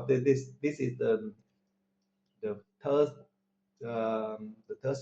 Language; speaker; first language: English; non-native, learner; Vietnamese